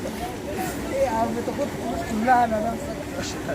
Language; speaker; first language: Arabic; non-native, fluent; Oromo